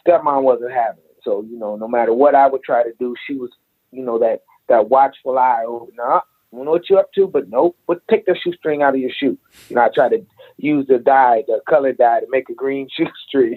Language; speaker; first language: English; native; English